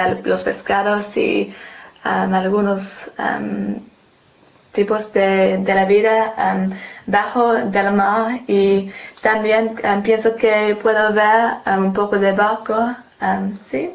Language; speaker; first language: Spanish; non-native, learner; English